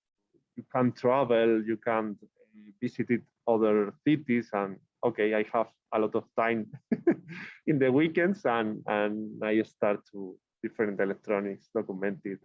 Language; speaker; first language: English; non-native, learner; Spanish